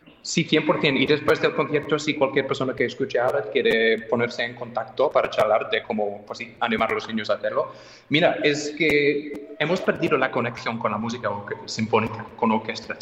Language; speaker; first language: Spanish; non-native, fluent; English